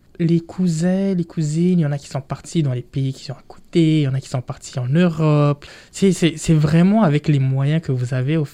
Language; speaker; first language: French; non-native, local second language; Rundi